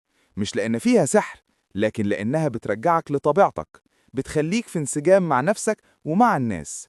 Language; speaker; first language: Arabic; native; Arabic